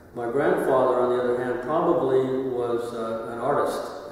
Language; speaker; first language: English; native; English